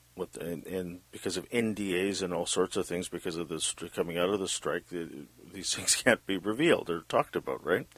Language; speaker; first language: English; native; English